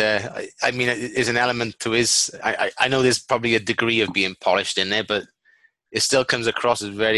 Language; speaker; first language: English; native; English